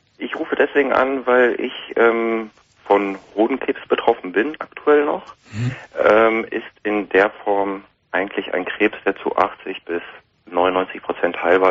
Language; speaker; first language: German; native; German